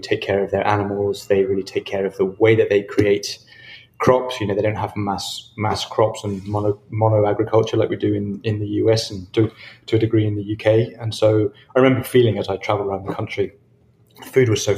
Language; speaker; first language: English; native; English